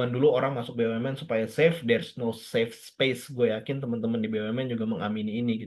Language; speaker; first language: Indonesian; native; Indonesian